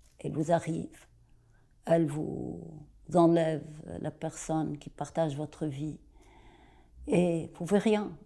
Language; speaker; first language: French; non-native, local second language; Arabic